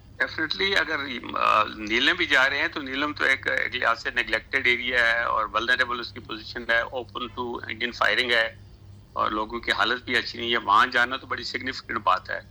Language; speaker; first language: Urdu; non-native, local second language; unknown